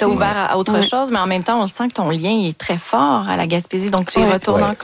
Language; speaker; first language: French; native; French